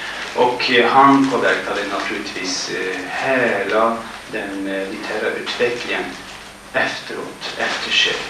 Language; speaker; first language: Swedish; non-native, fluent; Kurdish